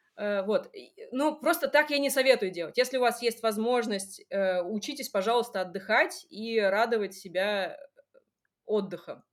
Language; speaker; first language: Russian; native; Russian